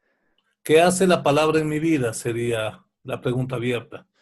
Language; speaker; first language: Spanish; native; Spanish